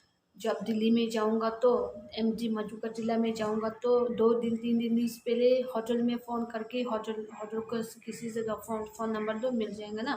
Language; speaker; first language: Hindi; non-native, learner; Tibetan